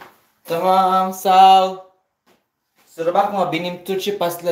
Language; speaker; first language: Turkish; non-native, learner; Filipino